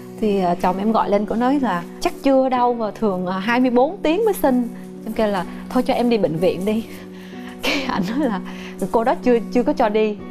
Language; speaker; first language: Vietnamese; native; Vietnamese